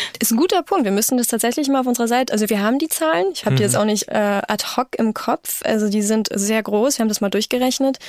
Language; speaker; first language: German; native; German